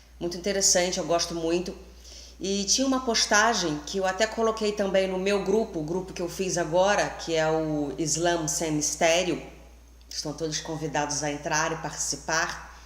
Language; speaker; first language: Portuguese; native; Portuguese